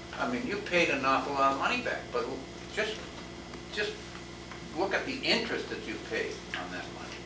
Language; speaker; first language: English; native; English